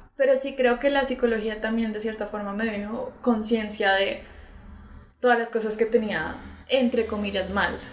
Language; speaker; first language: Spanish; early bilingual, other home language; English